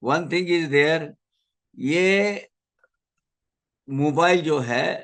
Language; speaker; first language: Hindi; native; Hindi